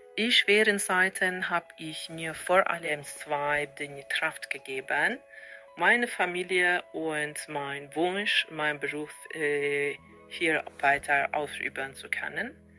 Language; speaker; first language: German; non-native, fluent; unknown